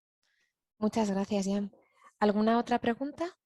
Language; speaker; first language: Spanish; native; Spanish